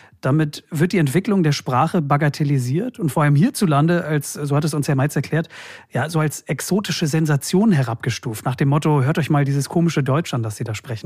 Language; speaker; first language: German; native; German